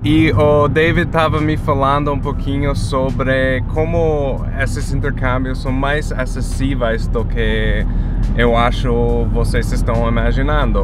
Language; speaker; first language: Portuguese; non-native, fluent; English